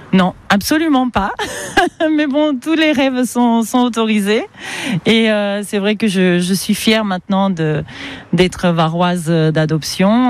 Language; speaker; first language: French; non-native, fluent; Spanish